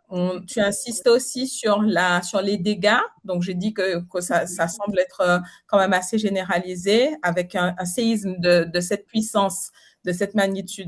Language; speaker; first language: French; native; French